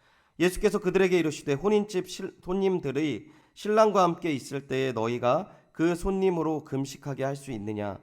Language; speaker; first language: Korean; native; Korean